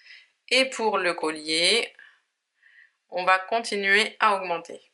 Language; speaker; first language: French; native; French